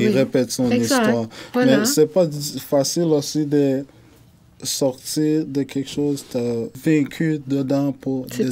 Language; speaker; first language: French; non-native, fluent; English